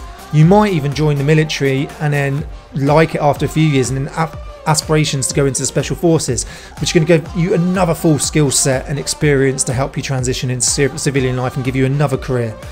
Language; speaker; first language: English; native; English